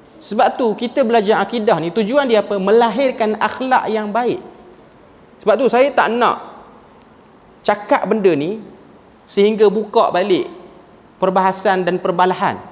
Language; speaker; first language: Malay; native; Malay